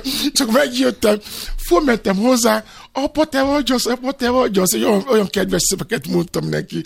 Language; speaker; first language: Hungarian; non-native, fluent; Yoruba